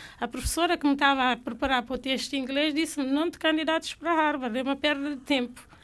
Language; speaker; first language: Portuguese; non-native, local second language; Fula